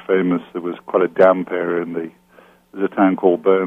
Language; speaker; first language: English; native; English